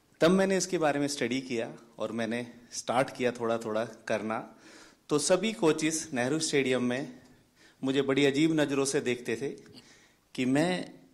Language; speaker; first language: Hindi; native; Hindi